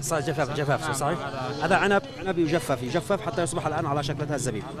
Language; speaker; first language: Arabic; native; Arabic